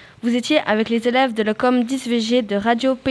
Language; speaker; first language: French; native; French